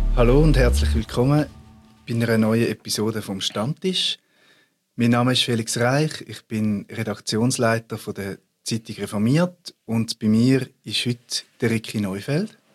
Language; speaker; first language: German; native; German